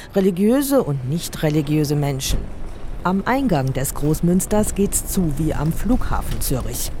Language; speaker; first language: German; native; German